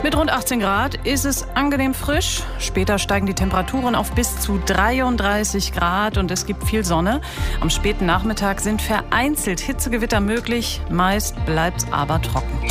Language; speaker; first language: German; native; German